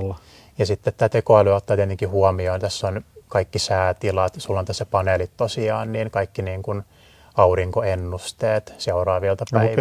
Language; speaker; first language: Finnish; native; Finnish